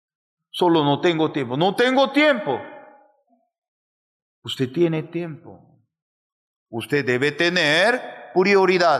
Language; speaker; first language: Spanish; non-native, fluent; Korean